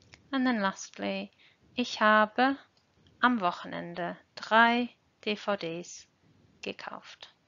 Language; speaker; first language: German; non-native, fluent; English